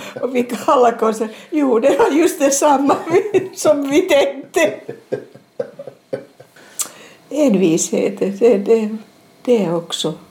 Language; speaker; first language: Swedish; non-native, fluent; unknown